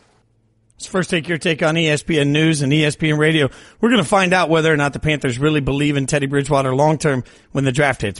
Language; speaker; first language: English; native; English